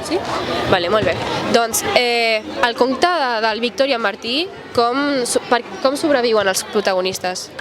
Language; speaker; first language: Catalan; native; Catalan